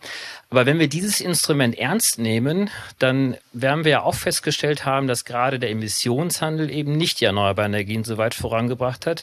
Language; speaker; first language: German; native; German